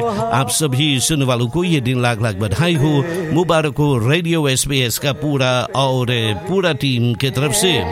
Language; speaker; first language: Hindi; early bilingual, heritage; Hindi